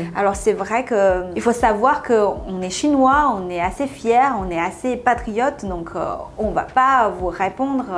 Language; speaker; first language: French; non-native, fluent; Chinese